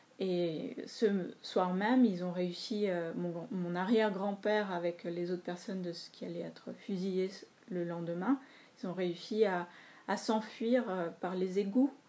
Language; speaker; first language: French; non-native, fluent; Spanish